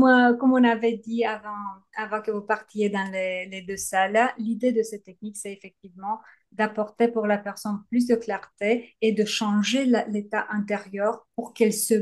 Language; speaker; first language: French; native; French